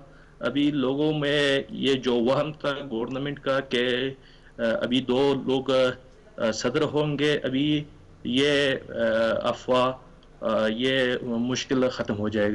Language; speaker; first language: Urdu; non-native, fluent; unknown